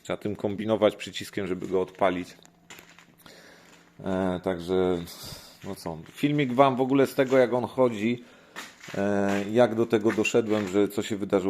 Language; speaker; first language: Polish; native; Polish